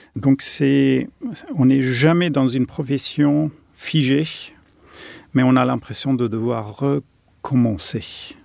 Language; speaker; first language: French; non-native, fluent; German